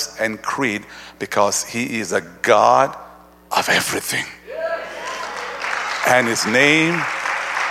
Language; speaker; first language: English; non-native, local second language; Tamil